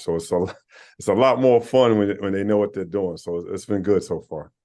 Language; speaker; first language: English; native; English